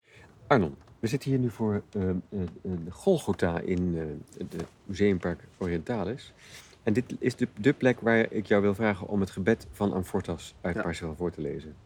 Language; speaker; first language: Dutch; native; Dutch